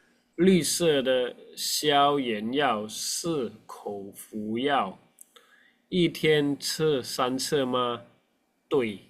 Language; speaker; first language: Chinese; non-native, fluent; Indonesian